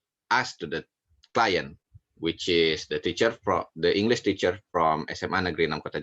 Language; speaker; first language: English; non-native, fluent; Indonesian